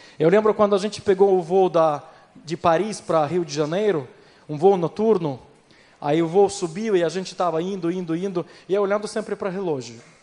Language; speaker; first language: Portuguese; non-native, fluent; Ukrainian